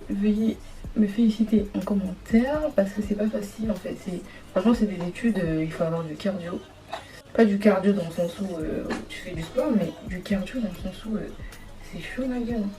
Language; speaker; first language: French; native; French